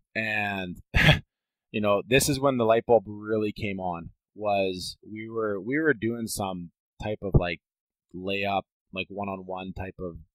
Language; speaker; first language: English; native; English